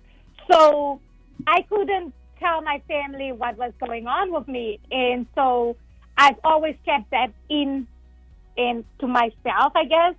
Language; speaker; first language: English; non-native, local second language; Dutch